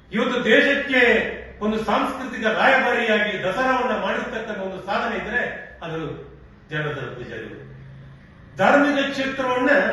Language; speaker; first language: Kannada; non-native, local second language; Tulu